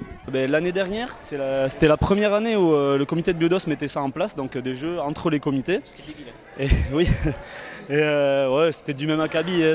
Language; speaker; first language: French; native; French